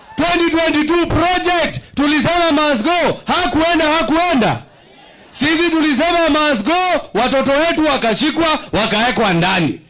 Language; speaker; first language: Swahili; non-native, local second language; Kikuyu